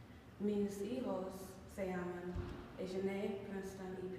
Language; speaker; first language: Spanish; non-native, learner; English